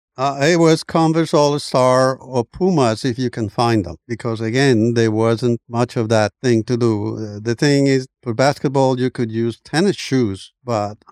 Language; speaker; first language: English; non-native, fluent; Spanish